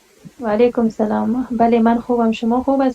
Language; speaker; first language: Persian; non-native, learner; Urdu